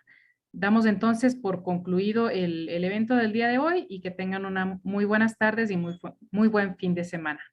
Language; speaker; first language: Spanish; native; Spanish